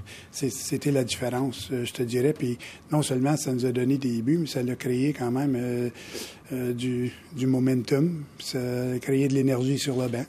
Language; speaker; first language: French; native; French